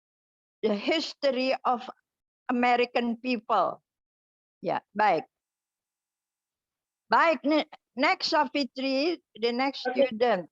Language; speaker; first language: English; non-native, fluent; Indonesian